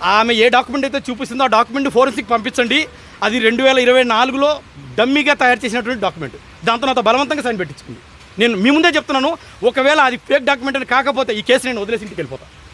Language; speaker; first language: Telugu; native; Telugu